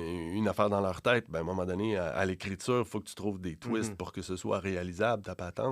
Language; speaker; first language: French; native; French